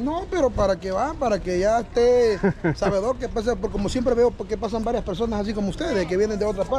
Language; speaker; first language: Spanish; native; Spanish